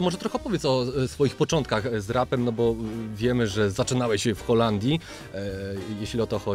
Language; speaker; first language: Polish; native; Polish